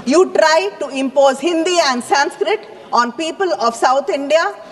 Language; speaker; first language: English; non-native, local second language; Tamil